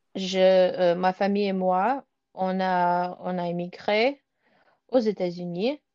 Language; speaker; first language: French; non-native, learner; English